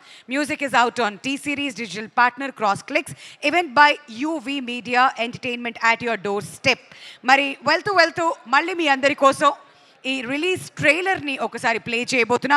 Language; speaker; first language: Telugu; native; Telugu